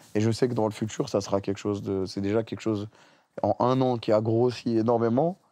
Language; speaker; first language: French; native; French